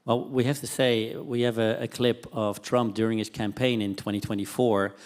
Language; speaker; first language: English; non-native, fluent; Dutch